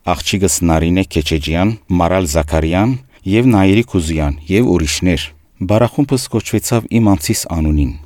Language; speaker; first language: Armenian; native; Armenian